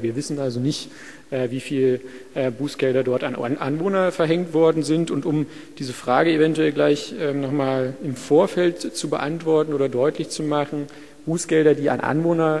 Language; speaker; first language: German; native; German